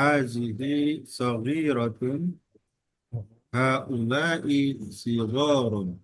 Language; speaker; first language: Arabic; non-native, learner; Indonesian